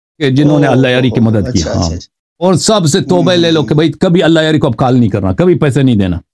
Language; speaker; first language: Urdu; non-native, fluent; Persian